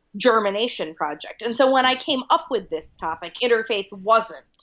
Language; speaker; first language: English; early bilingual, other home language; Hindi